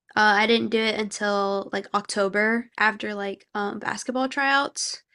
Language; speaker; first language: English; early bilingual, other home language; Korean